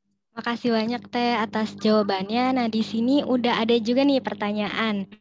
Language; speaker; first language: Indonesian; native; Indonesian